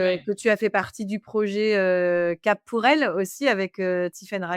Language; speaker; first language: French; native; French